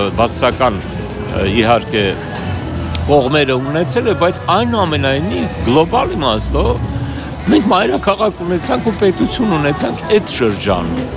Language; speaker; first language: Armenian; native; Armenian